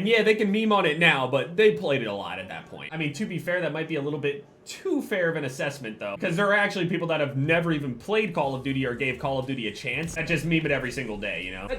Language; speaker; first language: English; native; English